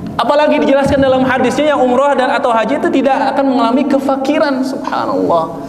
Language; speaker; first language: Indonesian; native; Indonesian